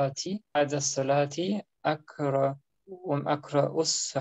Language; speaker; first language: Arabic; non-native, learner; German